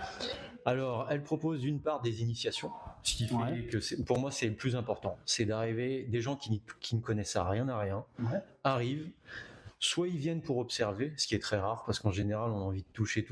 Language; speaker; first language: French; native; French